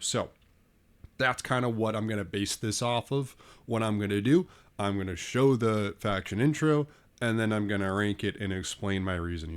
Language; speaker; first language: English; native; English